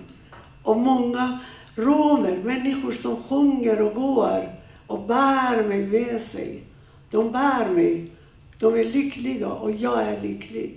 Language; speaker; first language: Swedish; non-native, fluent; Persian